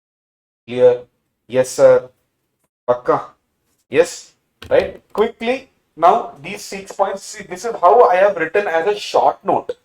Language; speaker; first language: English; non-native, local second language; Tamil